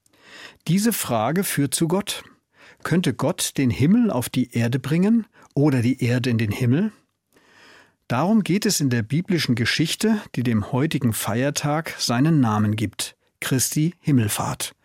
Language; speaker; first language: German; native; German